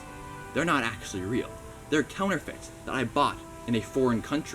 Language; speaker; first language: English; native; English